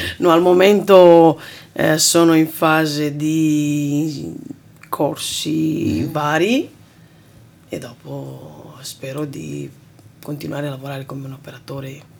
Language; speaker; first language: Italian; non-native, fluent; Romanian